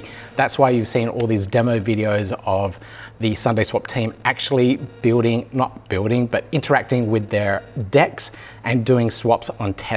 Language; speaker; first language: English; native; English